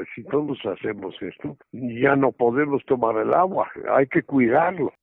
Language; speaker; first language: Spanish; non-native, fluent; Dutch